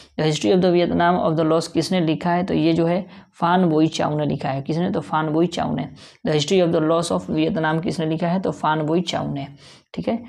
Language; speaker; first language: Hindi; native; Hindi